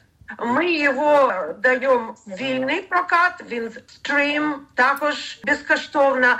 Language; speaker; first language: Ukrainian; non-native, learner; Russian